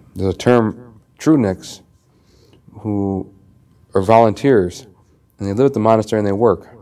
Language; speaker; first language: English; native; English